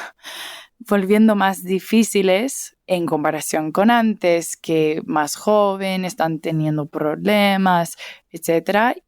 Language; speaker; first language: Spanish; early bilingual, heritage; English